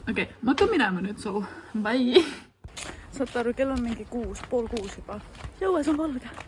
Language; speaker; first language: Estonian; native; Estonian